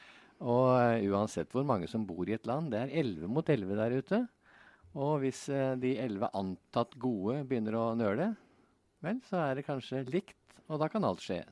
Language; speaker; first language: Norwegian; native; Norwegian